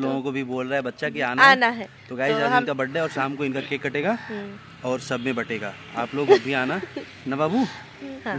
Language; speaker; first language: Hindi; native; Hindi